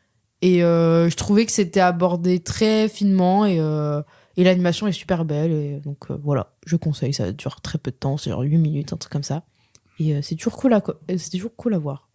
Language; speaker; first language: French; native; French